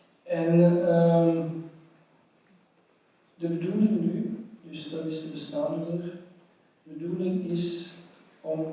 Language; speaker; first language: Dutch; non-native, local second language; French